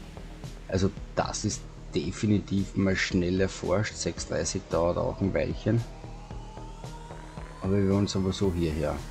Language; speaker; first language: German; native; German